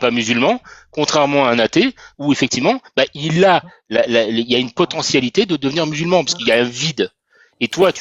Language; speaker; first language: French; native; French